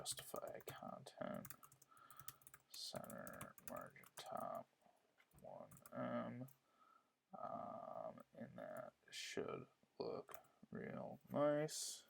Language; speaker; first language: English; native; English